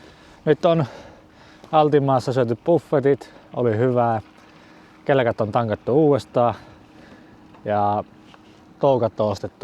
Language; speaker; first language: Finnish; native; Finnish